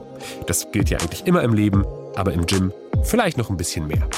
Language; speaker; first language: German; native; German